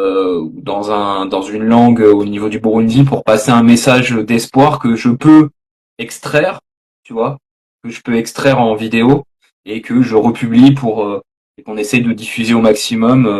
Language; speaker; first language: French; native; French